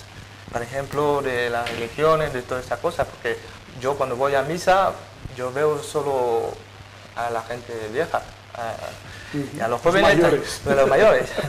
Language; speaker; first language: Spanish; non-native, fluent; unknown